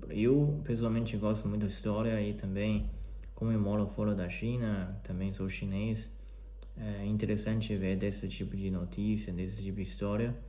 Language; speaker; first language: Portuguese; non-native, learner; Chinese